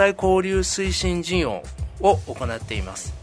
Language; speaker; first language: Japanese; native; Japanese